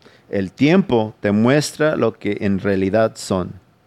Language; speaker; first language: Spanish; early bilingual, heritage; Spanish